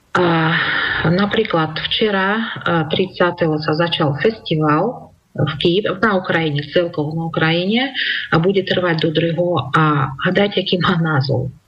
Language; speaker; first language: Slovak; non-native, fluent; Russian